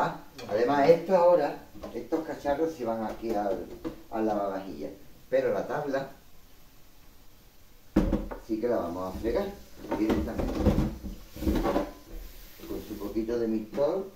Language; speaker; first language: Spanish; native; Spanish